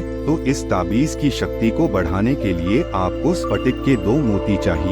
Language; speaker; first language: Hindi; native; Hindi